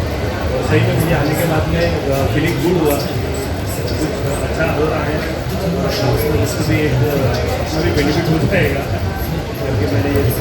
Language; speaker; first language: Hindi; non-native, local second language; Marathi